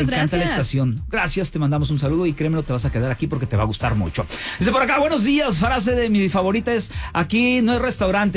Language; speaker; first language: Spanish; native; Spanish